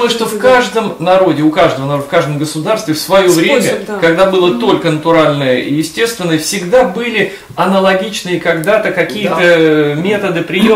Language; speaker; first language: Russian; native; Russian